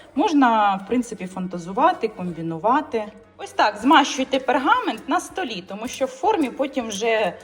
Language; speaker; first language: Ukrainian; non-native, local second language; Russian